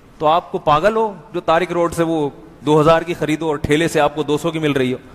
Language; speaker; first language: Urdu; native; Urdu